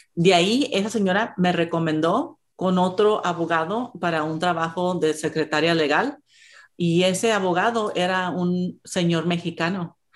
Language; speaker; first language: Spanish; early bilingual, heritage; Spanish